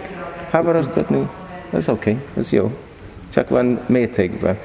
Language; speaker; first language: Hungarian; non-native, learner; English